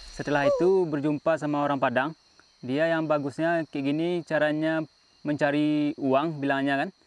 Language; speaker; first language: Indonesian; native; Indonesian